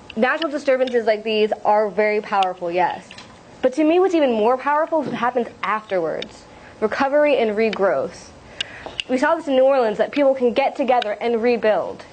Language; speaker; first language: English; native; English